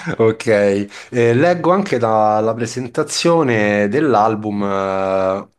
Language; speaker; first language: Italian; native; Italian